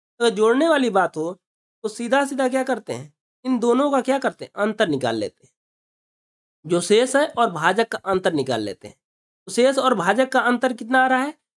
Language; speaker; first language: Hindi; native; Hindi